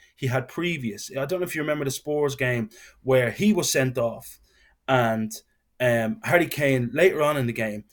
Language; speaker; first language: English; native; English